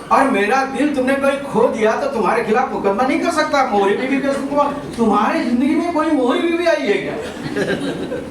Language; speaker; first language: Hindi; non-native, local second language; Marathi